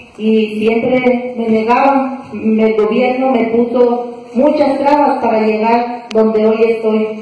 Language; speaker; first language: Spanish; non-native, local second language; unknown